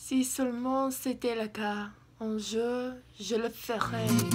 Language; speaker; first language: French; non-native, learner; English